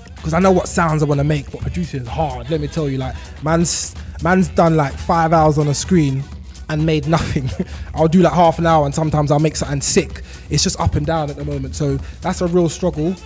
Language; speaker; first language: English; native; English